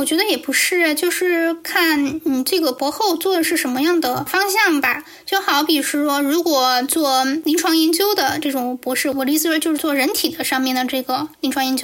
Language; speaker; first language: Chinese; native; Chinese